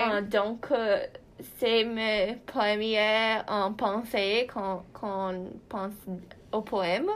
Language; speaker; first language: French; non-native, learner; Portuguese